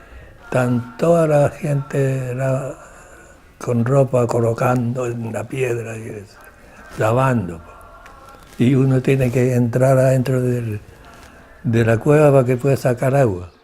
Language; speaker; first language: Spanish; non-native, local second language; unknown